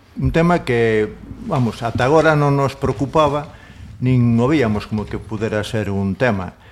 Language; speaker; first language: Galician; non-native, local second language; Spanish